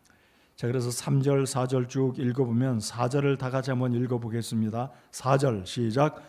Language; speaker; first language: Korean; native; Korean